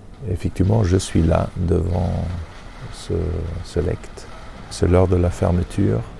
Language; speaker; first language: French; non-native, fluent; German